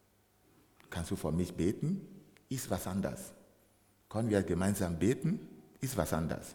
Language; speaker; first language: German; non-native, fluent; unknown